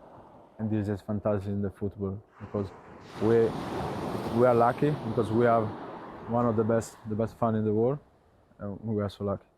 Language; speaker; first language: English; non-native, learner; Italian